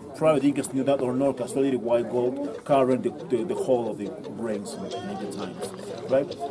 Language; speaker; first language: English; non-native, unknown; Spanish